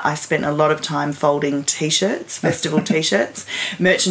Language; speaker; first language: English; native; English